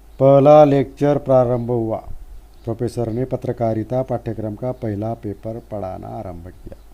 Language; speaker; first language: Hindi; non-native, local second language; Marathi